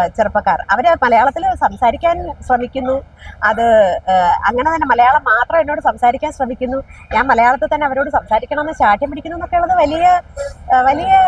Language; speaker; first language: Malayalam; native; Malayalam